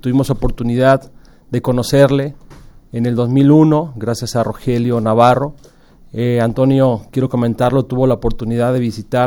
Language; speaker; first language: Spanish; native; Spanish